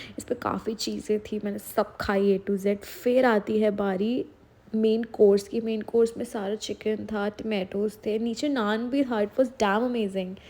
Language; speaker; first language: Hindi; native; Hindi